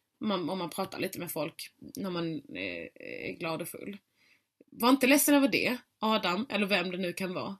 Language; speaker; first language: Swedish; native; Swedish